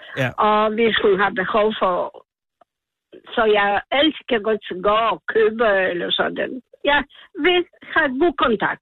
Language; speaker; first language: Danish; non-native, learner; Polish